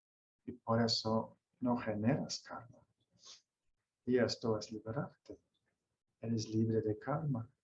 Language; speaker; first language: Spanish; non-native, fluent; English